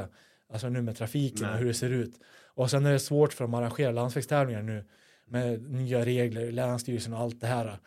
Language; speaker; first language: Swedish; native; Swedish